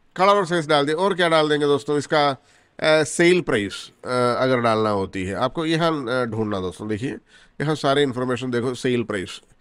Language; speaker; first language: Hindi; non-native, local second language; Malayalam